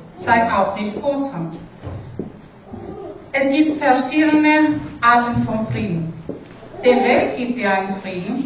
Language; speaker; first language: German; non-native, fluent; Spanish